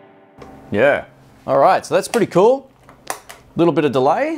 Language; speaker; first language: English; native; English